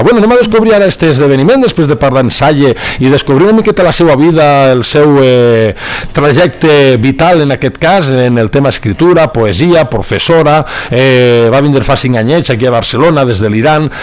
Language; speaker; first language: Catalan; native; Catalan